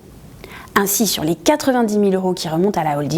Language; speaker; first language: French; native; French